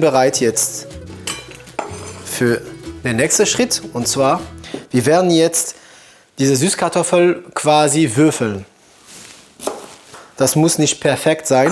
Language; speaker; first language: German; non-native, fluent; French